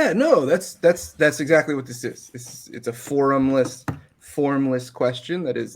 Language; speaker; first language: English; native; English